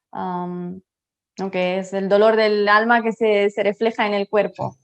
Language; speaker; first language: Spanish; non-native, fluent; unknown